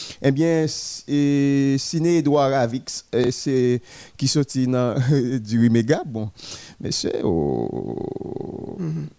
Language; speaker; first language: French; non-native, local second language; Haitian Creole